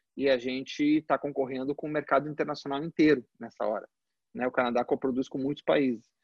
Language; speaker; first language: Portuguese; early bilingual, other home language; Spanish